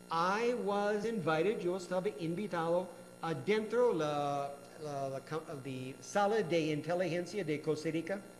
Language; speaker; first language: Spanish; non-native, learner; English